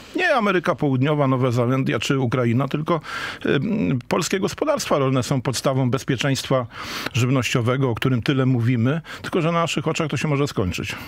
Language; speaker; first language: Polish; native; Polish